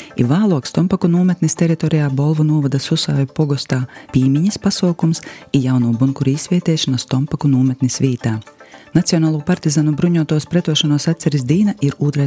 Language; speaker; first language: Latvian; native; Latvian